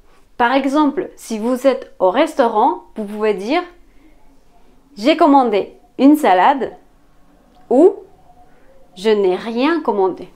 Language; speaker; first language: French; non-native, fluent; Spanish